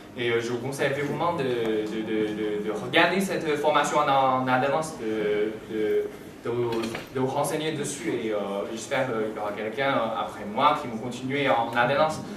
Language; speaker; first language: French; non-native, fluent; Chinese